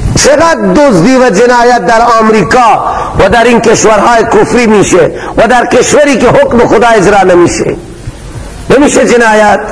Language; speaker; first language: Persian; non-native, local second language; Baluchi